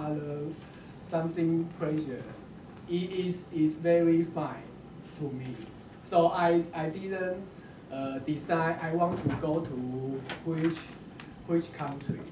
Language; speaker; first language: English; non-native, learner; Chinese